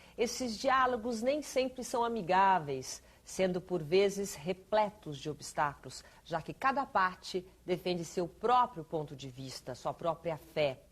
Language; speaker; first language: Portuguese; native; Portuguese